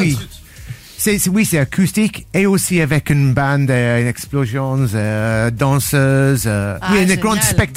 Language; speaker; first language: French; non-native, learner; English